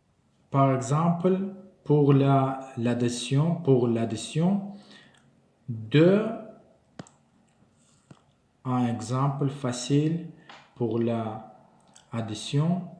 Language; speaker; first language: French; non-native, learner; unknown